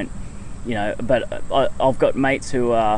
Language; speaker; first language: English; native; English